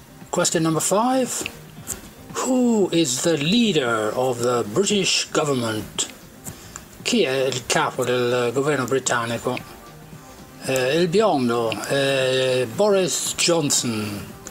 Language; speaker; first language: English; native; English